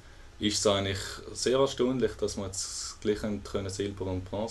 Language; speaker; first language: German; native; German